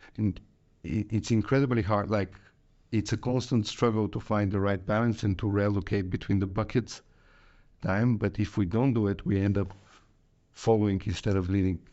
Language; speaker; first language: English; non-native, fluent; Bulgarian